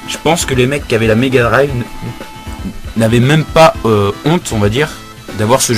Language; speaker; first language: French; native; French